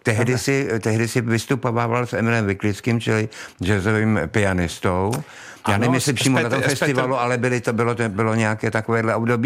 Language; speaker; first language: Czech; native; Czech